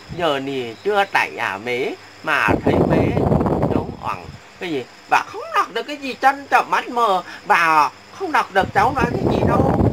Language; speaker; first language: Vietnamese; non-native, local second language; Muong